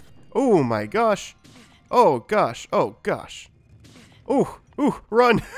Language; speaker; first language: English; native; English